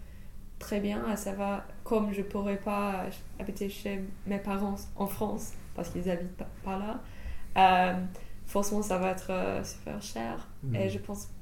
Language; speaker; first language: French; non-native, fluent; English